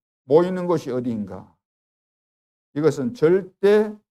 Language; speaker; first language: Korean; native; Korean